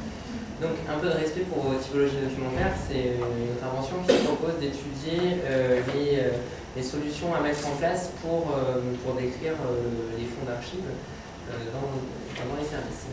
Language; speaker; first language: French; native; French